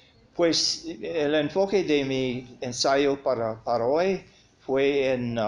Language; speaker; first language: Spanish; non-native, fluent; English